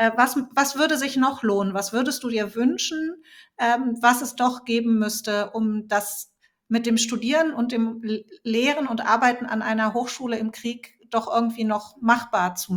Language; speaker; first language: German; native; German